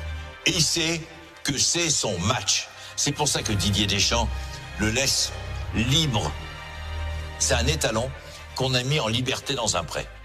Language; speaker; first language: French; native; French